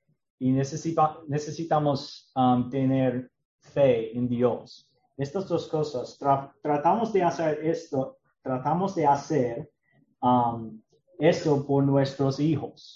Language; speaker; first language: Spanish; non-native, learner; English